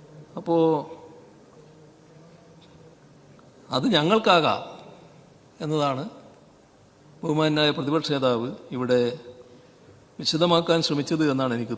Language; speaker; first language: Malayalam; native; Malayalam